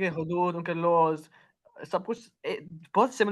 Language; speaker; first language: Hindi; non-native, learner; Urdu